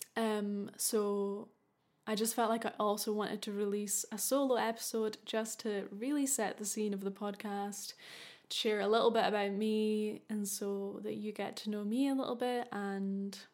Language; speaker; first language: English; native; English